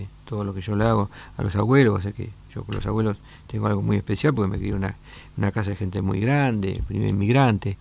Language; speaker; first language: Spanish; native; Spanish